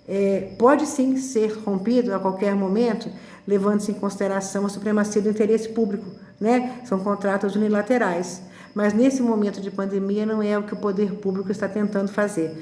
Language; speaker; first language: Portuguese; native; Portuguese